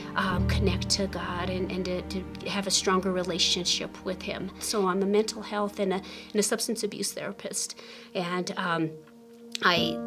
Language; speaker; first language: English; native; English